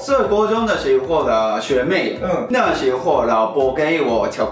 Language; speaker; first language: Chinese; non-native, learner; Japanese